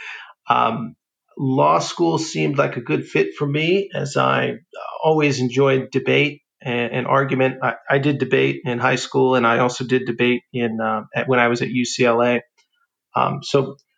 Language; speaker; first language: English; native; English